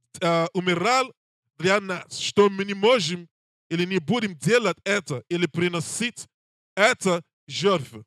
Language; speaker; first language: Russian; non-native, learner; English